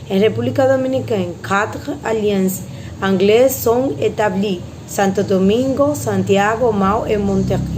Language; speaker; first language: French; non-native, learner; Spanish